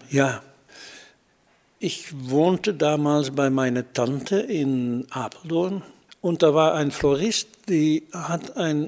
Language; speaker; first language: German; non-native, fluent; Dutch